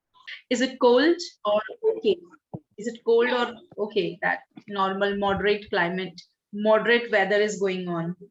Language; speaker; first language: English; non-native, local second language; Hindi